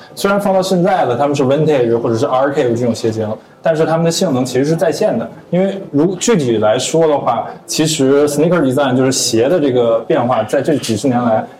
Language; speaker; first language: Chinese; native; Chinese